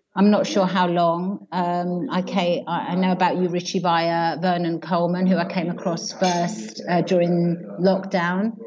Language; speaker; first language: English; native; English